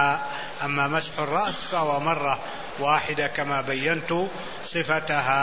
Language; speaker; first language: Arabic; native; Arabic